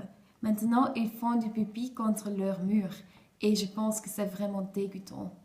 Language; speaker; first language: French; non-native, learner; Dutch